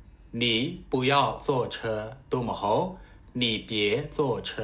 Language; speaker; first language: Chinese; non-native, fluent; Burmese